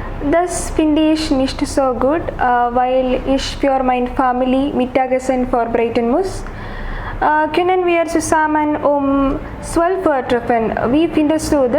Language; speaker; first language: German; non-native, learner; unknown